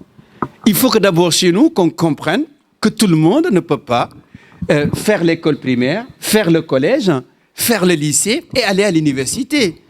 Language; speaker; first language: French; non-native, local second language; Wolof